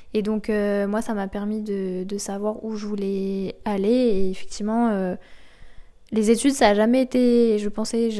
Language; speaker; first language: French; native; French